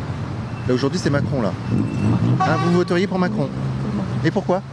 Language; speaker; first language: French; native; French